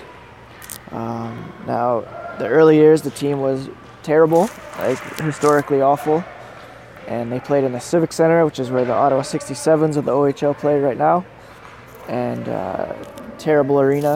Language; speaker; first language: English; native; English